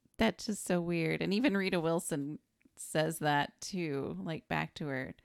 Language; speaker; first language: English; native; English